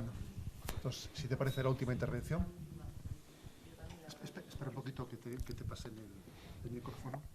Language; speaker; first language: Spanish; native; Spanish